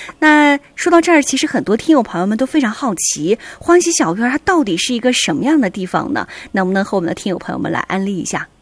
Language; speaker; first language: Chinese; native; Chinese